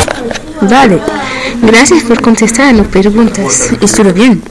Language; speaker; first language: Spanish; non-native, learner; French